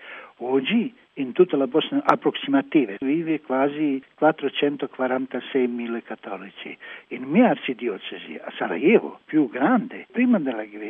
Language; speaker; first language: Italian; non-native, learner; Croatian